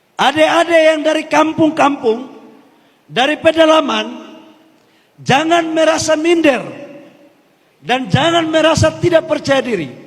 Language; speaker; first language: Indonesian; native; Indonesian